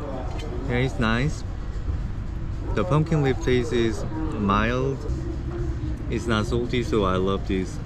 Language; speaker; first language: English; non-native, learner; Korean